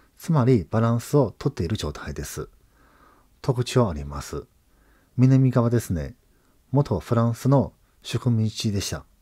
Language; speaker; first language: Japanese; non-native, fluent; Chinese